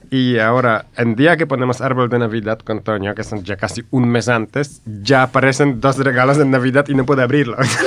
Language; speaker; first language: Spanish; non-native, fluent; Polish